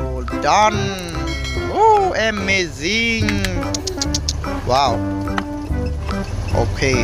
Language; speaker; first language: English; non-native, learner; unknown